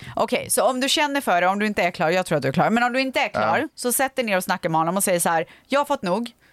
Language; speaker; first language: Swedish; native; Swedish